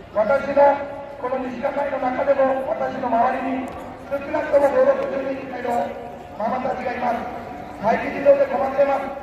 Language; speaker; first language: Japanese; non-native, fluent; Marathi